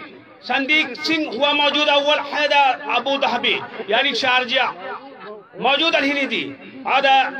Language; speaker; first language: Arabic; non-native, learner; Urdu